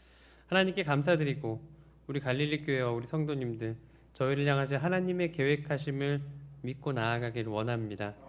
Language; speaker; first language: Korean; native; Korean